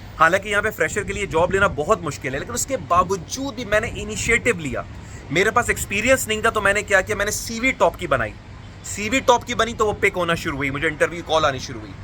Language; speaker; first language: Urdu; native; Urdu